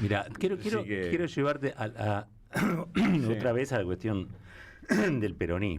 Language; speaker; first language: Spanish; native; Spanish